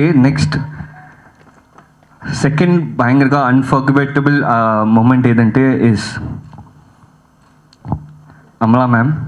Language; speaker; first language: Telugu; early bilingual, heritage; Telugu